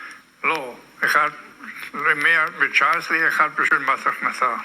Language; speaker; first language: Hebrew; non-native, learner; German